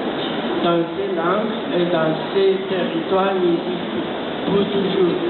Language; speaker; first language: French; non-native, fluent; Romanian